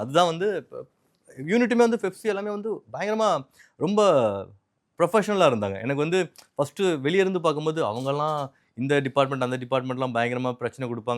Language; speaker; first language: Tamil; native; Tamil